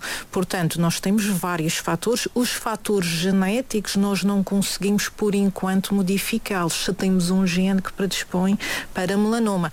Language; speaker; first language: Portuguese; native; Portuguese